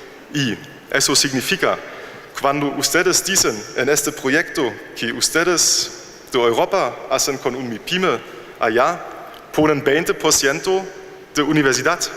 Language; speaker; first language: Spanish; non-native, learner; German